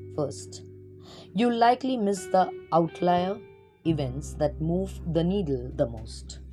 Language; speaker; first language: English; non-native, local second language; Marathi